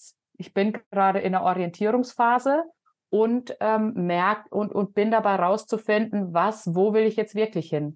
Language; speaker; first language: German; native; German